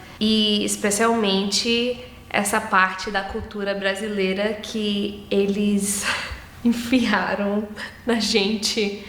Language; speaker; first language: Portuguese; early bilingual, heritage; English